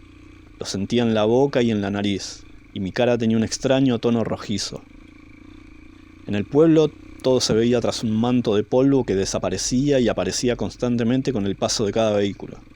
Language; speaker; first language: Spanish; native; Spanish